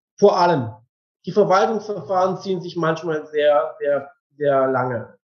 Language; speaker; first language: German; non-native, fluent; Bulgarian